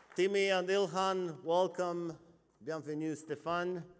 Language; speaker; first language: English; non-native, fluent; Romanian